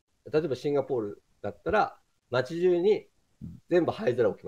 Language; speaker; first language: Japanese; native; Japanese